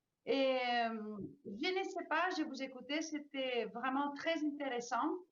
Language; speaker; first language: French; non-native, fluent; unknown